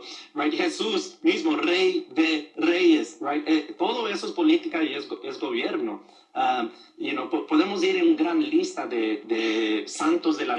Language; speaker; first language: Spanish; early bilingual, other home language; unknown